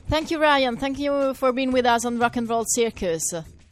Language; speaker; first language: English; non-native, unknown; Italian